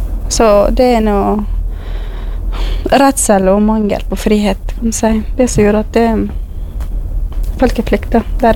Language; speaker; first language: Norwegian; non-native, fluent; Kurdish